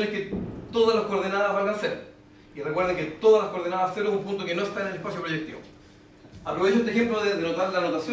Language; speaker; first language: Spanish; native; Spanish